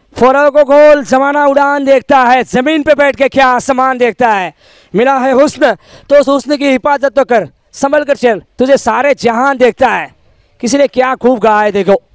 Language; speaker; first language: Hindi; native; Hindi